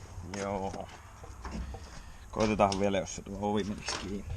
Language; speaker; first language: Finnish; native; Finnish